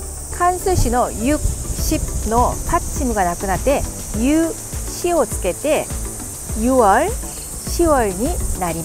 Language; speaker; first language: Japanese; non-native, fluent; Korean